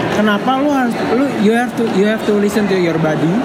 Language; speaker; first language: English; non-native, fluent; Indonesian